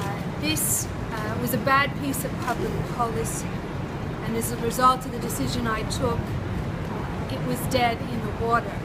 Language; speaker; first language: English; native; English